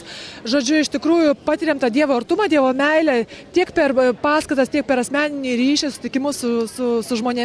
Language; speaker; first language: Lithuanian; native; Lithuanian